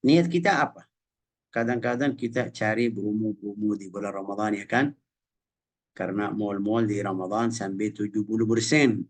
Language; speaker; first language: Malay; non-native, fluent; Arabic